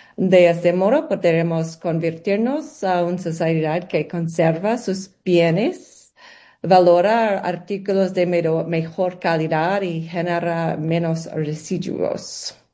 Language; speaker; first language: Spanish; non-native, learner; English